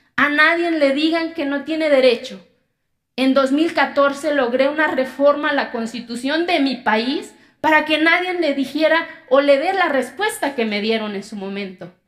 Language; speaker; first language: Spanish; non-native, local second language; Zapotec